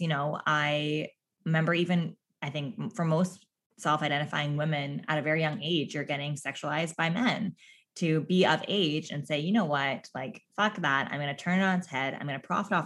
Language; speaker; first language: English; native; English